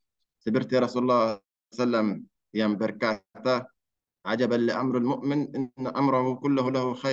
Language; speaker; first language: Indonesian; non-native, learner; Arabic